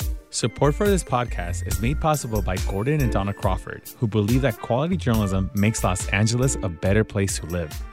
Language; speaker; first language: English; native; English